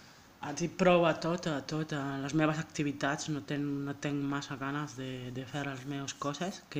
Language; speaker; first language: Catalan; non-native, learner; French